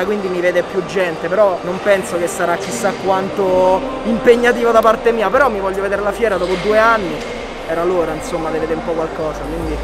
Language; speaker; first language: Italian; native; Italian